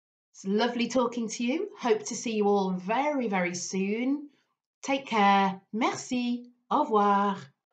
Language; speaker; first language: English; native; English